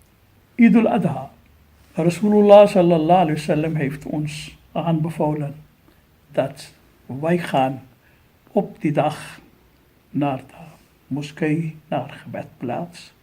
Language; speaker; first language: Dutch; non-native, fluent; Urdu